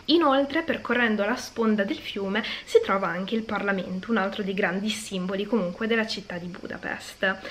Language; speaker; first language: Italian; native; Italian